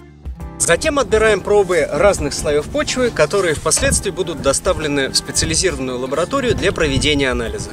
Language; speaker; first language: Russian; native; Russian